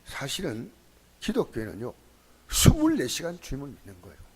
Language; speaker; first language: Korean; native; Korean